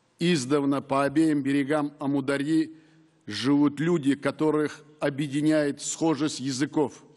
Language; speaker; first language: Russian; non-native, local second language; Uzbek